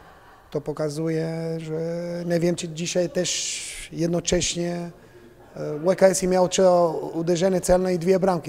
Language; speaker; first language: Polish; non-native, fluent; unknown